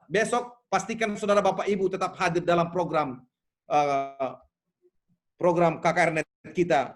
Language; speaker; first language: Indonesian; native; Indonesian